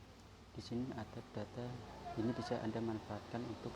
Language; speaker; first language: Indonesian; native; Indonesian